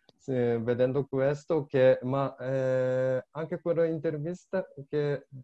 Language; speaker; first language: Italian; non-native, learner; Japanese